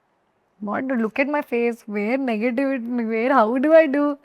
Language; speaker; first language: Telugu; non-native, learner; Hindi